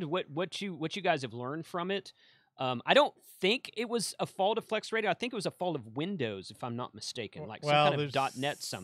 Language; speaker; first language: English; native; English